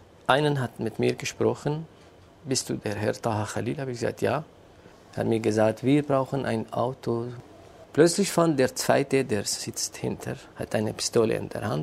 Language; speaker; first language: German; non-native, fluent; Kurdish